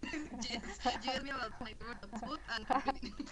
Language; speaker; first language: English; non-native, learner; Spanish